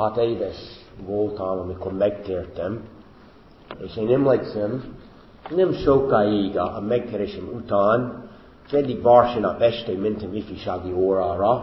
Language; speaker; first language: Hungarian; non-native, fluent; English